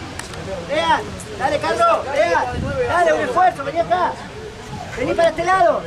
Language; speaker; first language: Spanish; native; Spanish